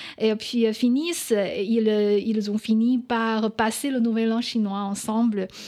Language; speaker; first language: French; non-native, fluent; Chinese